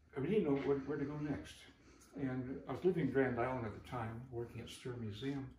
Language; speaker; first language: English; native; English